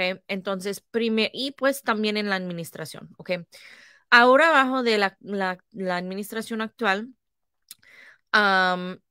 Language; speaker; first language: Spanish; non-native, fluent; English